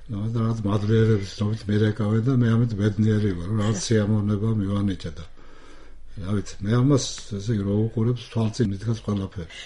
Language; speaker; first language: Georgian; native; Georgian